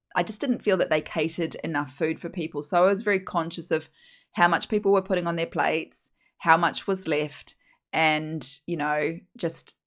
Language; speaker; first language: English; native; English